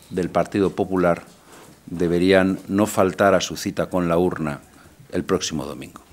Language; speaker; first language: Spanish; native; Spanish